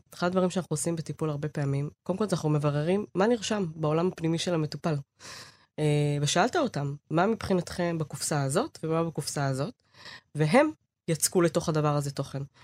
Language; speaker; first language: Hebrew; early bilingual, other home language; Amharic